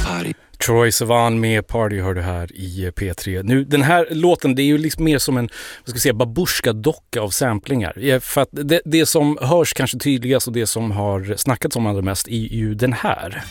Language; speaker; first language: Swedish; native; Swedish